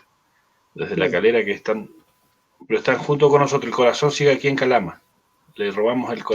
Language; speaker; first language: Spanish; native; Spanish